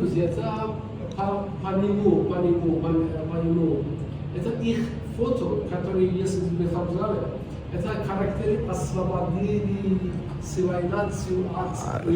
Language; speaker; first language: Russian; non-native, learner; Persian